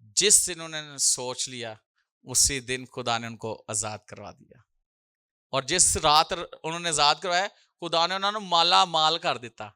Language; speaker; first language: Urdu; non-native, local second language; Punjabi